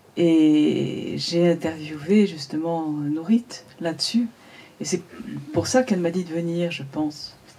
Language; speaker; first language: French; native; French